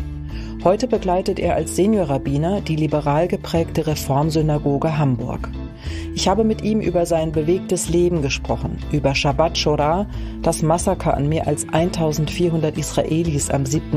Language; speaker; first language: German; native; German